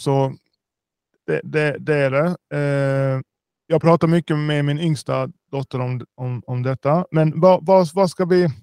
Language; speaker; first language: Swedish; early bilingual, other home language; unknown